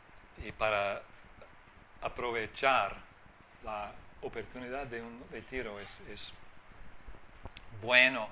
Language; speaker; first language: Spanish; non-native, fluent; English